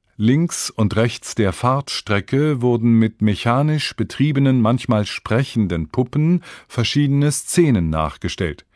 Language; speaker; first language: German; native; German